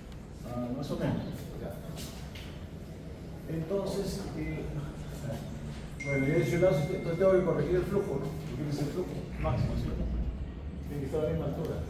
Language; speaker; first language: Spanish; native; Spanish